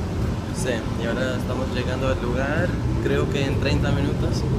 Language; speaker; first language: Spanish; non-native, learner; English